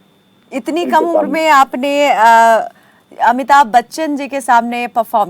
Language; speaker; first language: Hindi; native; Hindi